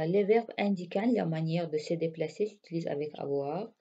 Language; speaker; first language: French; non-native, fluent; Azerbaijani